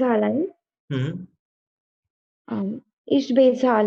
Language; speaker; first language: German; non-native, learner; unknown